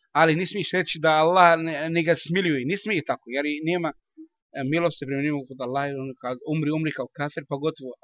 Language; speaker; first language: Bosnian; non-native, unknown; Arabic